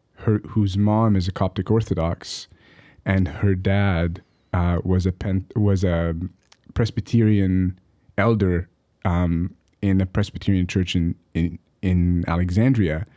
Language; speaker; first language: English; early bilingual, other home language; Arabic